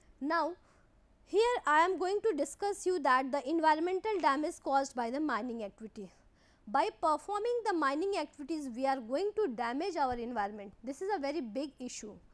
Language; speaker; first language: English; non-native, local second language; Hindi